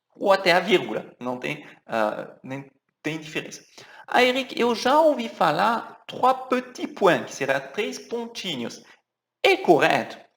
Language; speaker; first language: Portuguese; non-native, fluent; French